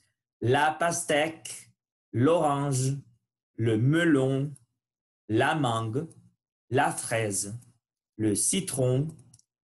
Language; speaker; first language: French; non-native, learner; Spanish